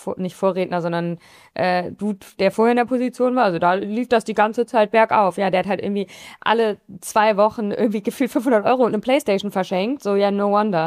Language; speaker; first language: German; native; German